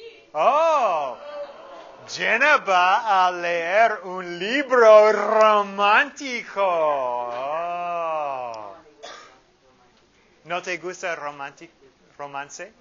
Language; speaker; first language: Spanish; non-native, fluent; English